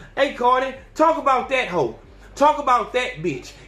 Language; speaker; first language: English; native; English